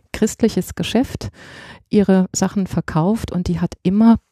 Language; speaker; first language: German; native; German